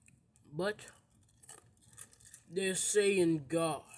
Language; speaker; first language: English; native; English